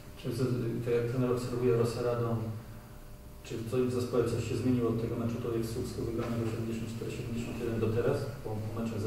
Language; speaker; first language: Polish; native; Polish